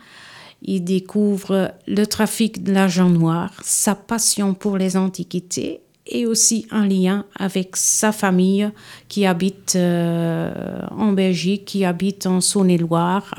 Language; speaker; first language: French; non-native, local second language; Dutch